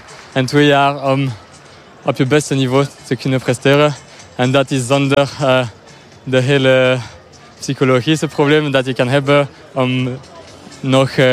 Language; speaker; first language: Dutch; non-native, local second language; French